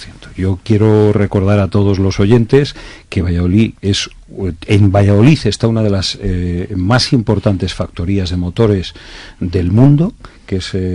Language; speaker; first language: Spanish; native; Spanish